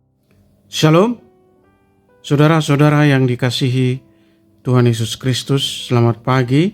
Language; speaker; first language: Indonesian; native; Indonesian